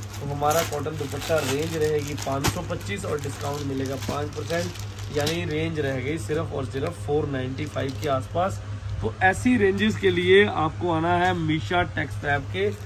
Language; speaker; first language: Hindi; non-native, local second language; Punjabi